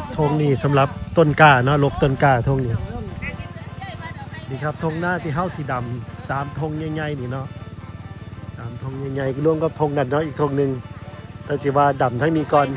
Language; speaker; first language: Thai; native; Thai